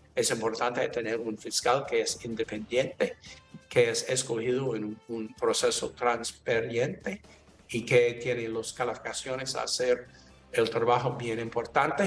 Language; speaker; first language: Spanish; non-native, learner; English